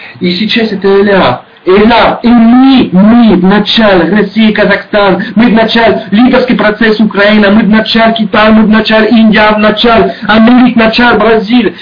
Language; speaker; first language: Russian; non-native, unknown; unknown